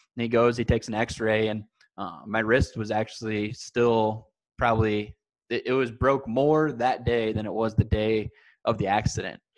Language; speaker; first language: English; native; English